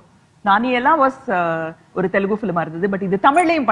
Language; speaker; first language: Tamil; native; Tamil